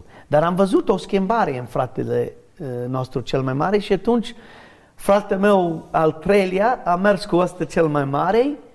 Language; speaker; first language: Romanian; non-native, fluent; English